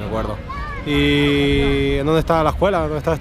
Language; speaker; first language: Spanish; native; Spanish